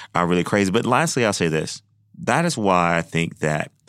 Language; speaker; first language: English; native; English